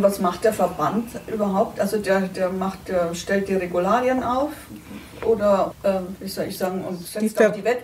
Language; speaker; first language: German; native; German